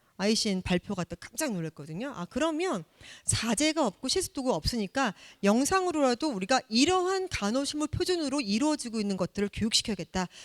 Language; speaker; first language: Korean; native; Korean